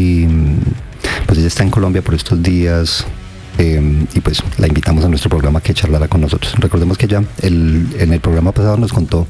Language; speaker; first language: Spanish; non-native, fluent; English